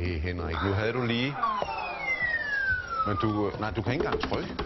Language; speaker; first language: Danish; native; Danish